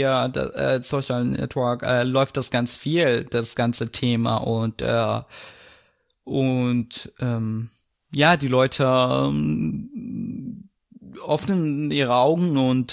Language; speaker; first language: German; non-native, fluent; Arabic